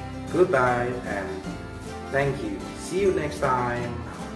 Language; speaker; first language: English; non-native, fluent; Indonesian